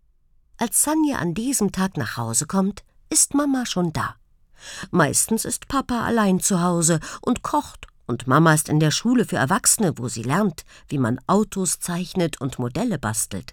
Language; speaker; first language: German; native; German